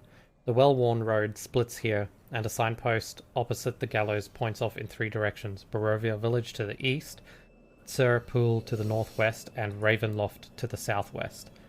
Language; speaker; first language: English; native; English